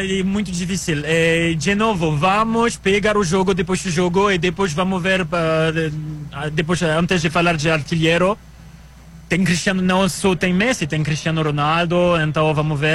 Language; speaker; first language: Portuguese; non-native, learner; French